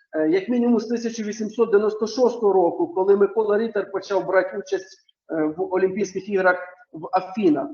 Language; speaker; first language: Ukrainian; native; Ukrainian